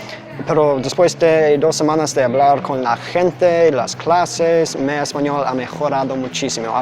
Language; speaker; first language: Spanish; non-native, learner; English